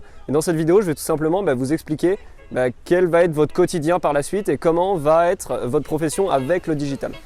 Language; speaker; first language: French; native; French